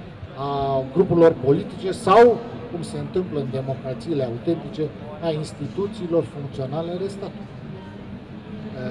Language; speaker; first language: Romanian; native; Romanian